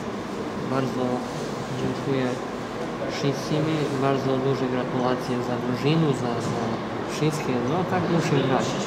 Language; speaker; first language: Polish; non-native, learner; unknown